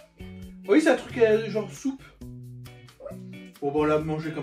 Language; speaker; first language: French; native; French